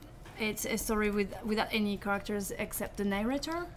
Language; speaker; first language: English; non-native, fluent; French